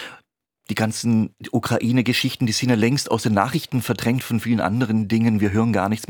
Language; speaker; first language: German; native; German